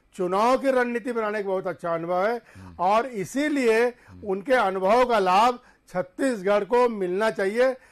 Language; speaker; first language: Hindi; native; Hindi